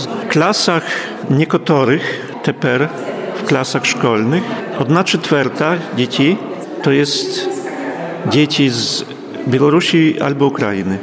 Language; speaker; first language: Polish; non-native, local second language; Ukrainian